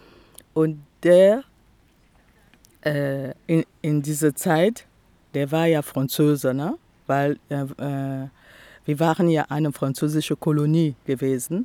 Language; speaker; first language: German; non-native, fluent; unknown